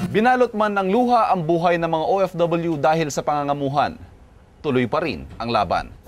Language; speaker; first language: Filipino; native; Filipino